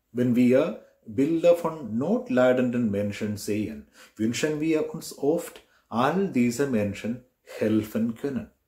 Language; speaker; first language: German; non-native, fluent; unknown